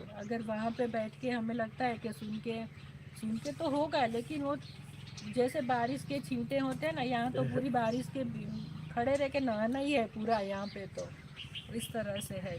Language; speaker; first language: Hindi; native; Hindi